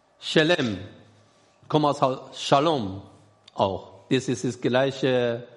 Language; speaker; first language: German; non-native, learner; Persian